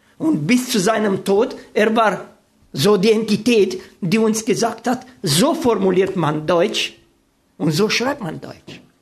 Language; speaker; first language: German; non-native, fluent; Romanian